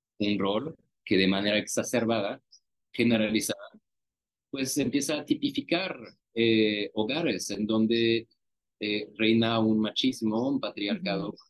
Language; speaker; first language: Spanish; non-native, fluent; French